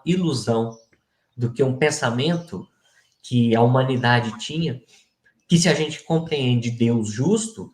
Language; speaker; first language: Portuguese; native; Portuguese